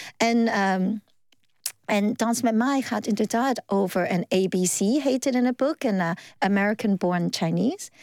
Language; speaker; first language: Dutch; non-native, fluent; Cantonese